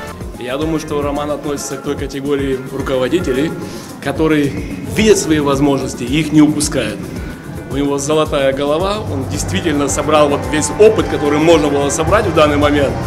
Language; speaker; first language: Russian; native; Russian